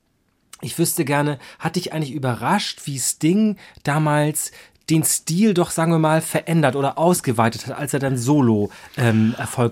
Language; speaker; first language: German; native; German